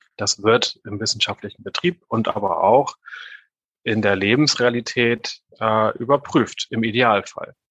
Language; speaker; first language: German; native; German